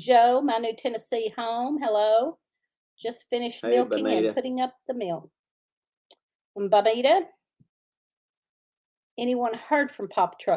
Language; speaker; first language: English; native; English